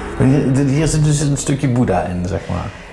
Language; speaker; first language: Dutch; native; Dutch